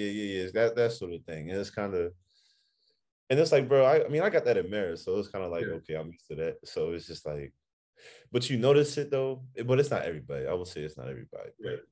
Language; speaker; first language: English; native; English